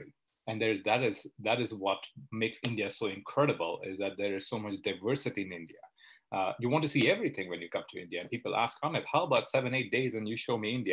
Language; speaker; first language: English; non-native, local second language; Hindi